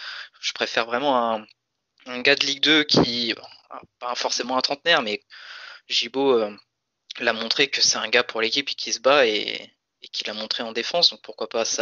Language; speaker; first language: French; native; French